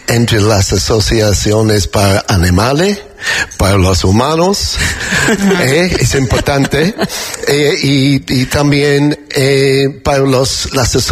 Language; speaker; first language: Spanish; non-native, learner; English